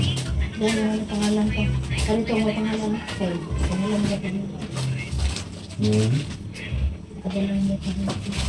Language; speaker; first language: Filipino; non-native, local second language; Cebuano